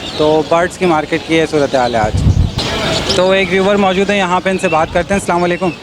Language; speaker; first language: Urdu; native; Urdu